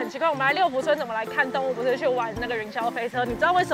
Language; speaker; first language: Chinese; native; Chinese